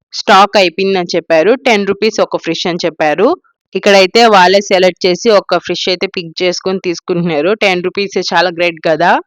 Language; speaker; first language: Telugu; non-native, local second language; Tamil